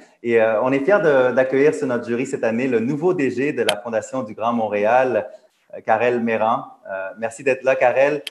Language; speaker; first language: French; native; French